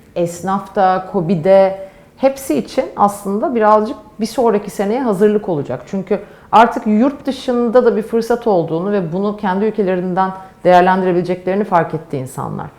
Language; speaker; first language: Turkish; native; Turkish